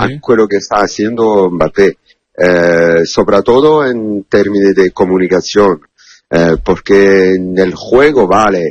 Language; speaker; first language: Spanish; non-native, learner; Italian